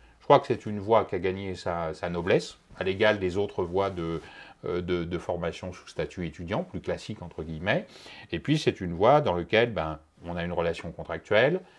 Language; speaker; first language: French; native; French